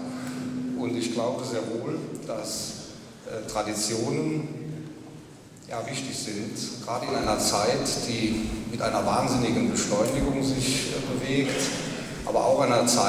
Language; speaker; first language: German; native; German